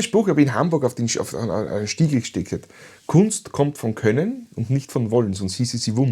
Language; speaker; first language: German; native; German